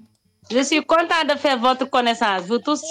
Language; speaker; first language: French; non-native, local second language; Wolof